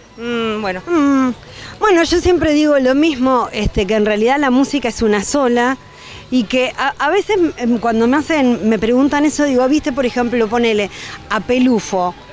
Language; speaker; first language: Spanish; native; Spanish